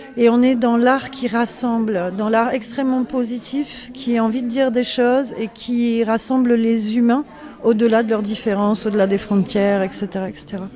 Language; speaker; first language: French; native; French